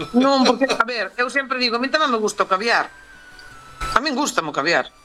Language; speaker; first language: Galician; native; Galician